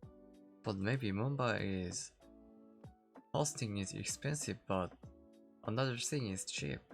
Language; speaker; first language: English; non-native, learner; Korean